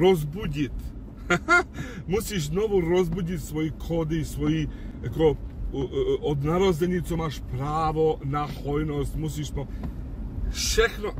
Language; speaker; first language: Czech; non-native, fluent; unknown